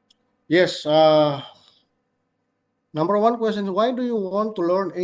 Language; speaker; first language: English; non-native, learner; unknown